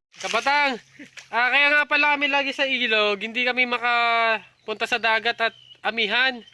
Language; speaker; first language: Filipino; native; Filipino